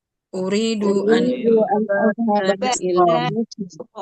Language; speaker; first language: Arabic; non-native, learner; Indonesian